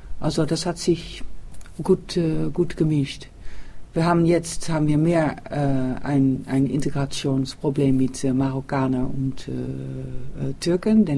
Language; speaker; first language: German; non-native, learner; Dutch